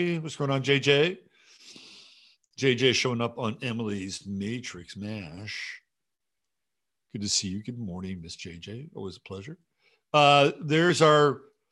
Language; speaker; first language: English; native; English